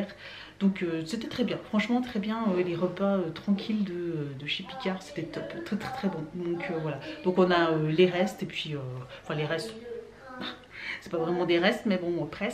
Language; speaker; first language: French; native; French